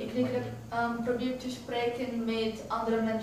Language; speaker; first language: Dutch; non-native, learner; Portuguese